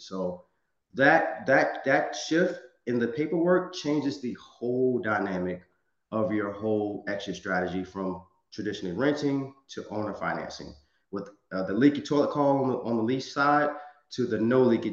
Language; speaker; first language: English; native; English